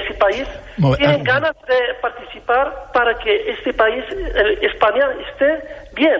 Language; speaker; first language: Spanish; non-native, fluent; Arabic